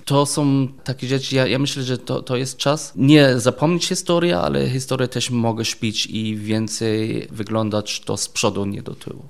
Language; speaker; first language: Polish; non-native, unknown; German